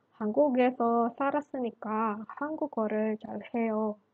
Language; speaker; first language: Korean; non-native, fluent; Indonesian